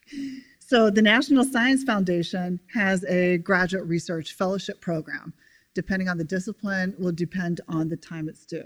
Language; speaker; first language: English; native; English